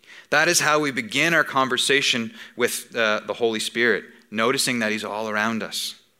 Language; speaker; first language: English; native; English